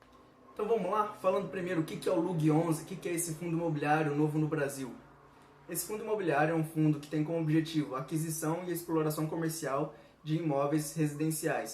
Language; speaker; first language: Portuguese; native; Portuguese